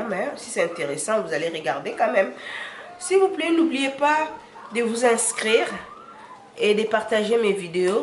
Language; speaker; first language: French; non-native, local second language; Lingala